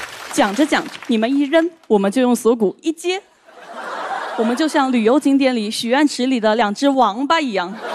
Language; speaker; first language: Chinese; native; Chinese